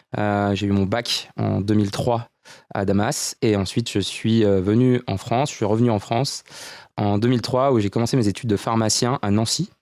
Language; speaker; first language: French; early bilingual, other home language; Romanian